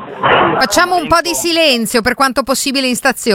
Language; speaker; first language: Italian; native; Italian